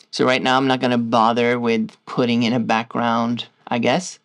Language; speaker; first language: English; non-native, fluent; Norwegian